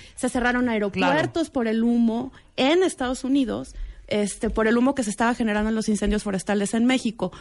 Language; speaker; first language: Spanish; native; Spanish